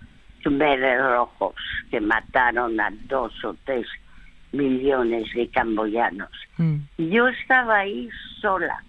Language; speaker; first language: Spanish; early bilingual, other home language; French